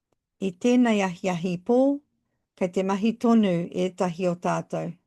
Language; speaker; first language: Māori; non-native, local second language; English